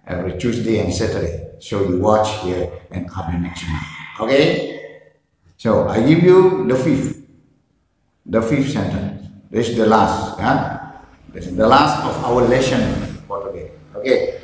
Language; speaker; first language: English; non-native, learner; Indonesian